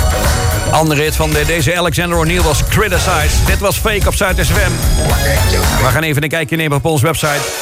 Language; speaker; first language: Dutch; native; Dutch